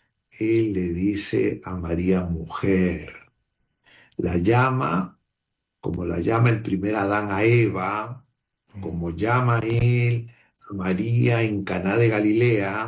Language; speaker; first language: Spanish; native; Spanish